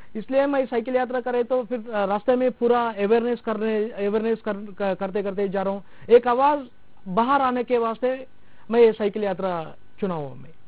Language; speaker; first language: Hindi; non-native, local second language; Telugu